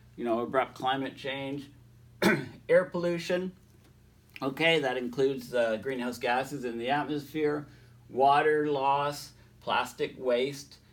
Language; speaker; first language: English; native; English